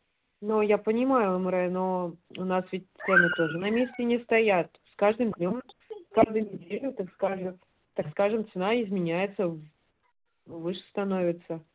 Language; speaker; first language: Russian; native; Russian